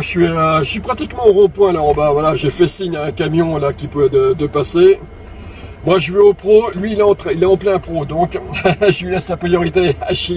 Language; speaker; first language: French; native; French